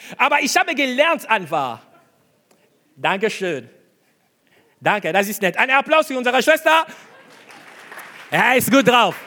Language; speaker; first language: German; non-native, fluent; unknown